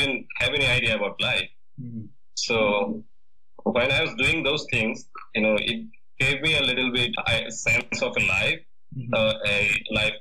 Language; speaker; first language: English; non-native, learner; Bangla